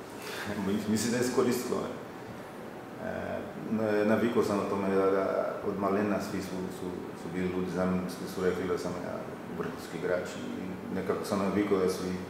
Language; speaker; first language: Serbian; non-native, fluent; Portuguese